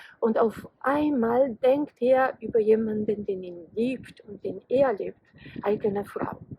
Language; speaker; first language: German; non-native, fluent; Polish